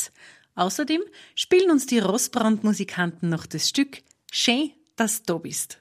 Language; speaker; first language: German; native; German